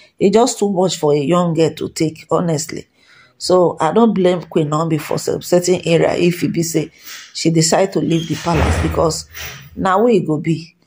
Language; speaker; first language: Nigerian Pidgin; non-native, local second language; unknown